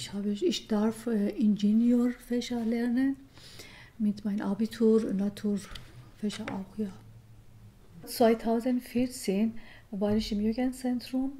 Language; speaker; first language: German; non-native, learner; Persian